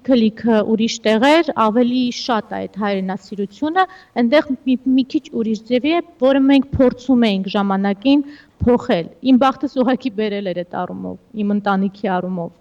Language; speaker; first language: Armenian; early bilingual, heritage; Armenian